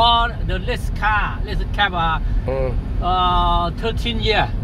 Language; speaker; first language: English; non-native, learner; Thai